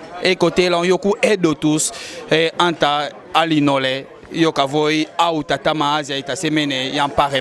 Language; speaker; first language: Finnish; non-native, fluent; Lingala